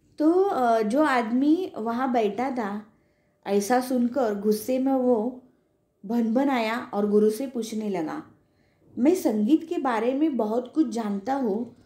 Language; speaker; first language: Hindi; non-native, local second language; Marathi